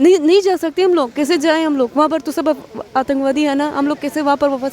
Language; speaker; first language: Hindi; non-native, learner; Persian